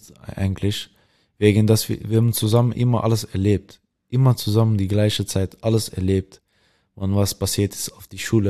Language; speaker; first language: German; non-native, learner; Dutch